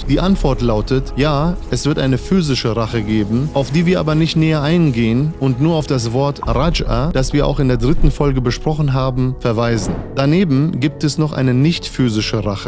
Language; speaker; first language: German; native; German